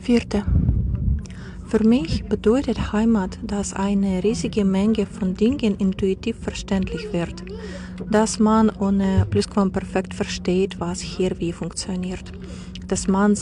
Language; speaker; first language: German; non-native, fluent; Ukrainian